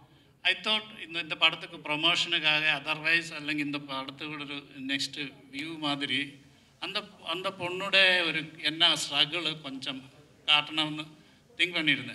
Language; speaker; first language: Tamil; non-native, learner; Malayalam